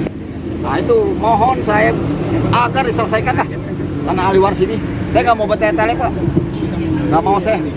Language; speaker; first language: Indonesian; native; Indonesian